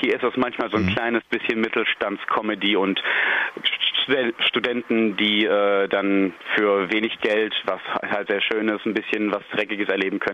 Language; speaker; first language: German; native; German